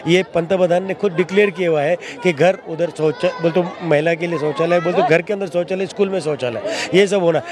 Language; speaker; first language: Hindi; non-native, local second language; Marathi